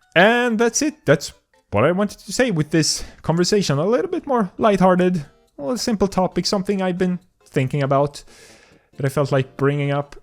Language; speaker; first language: English; non-native, fluent; Swedish